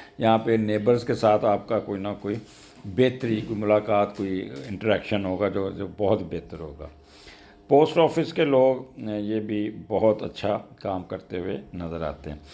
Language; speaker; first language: Urdu; native; Urdu